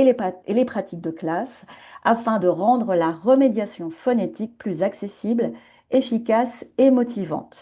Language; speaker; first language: French; native; French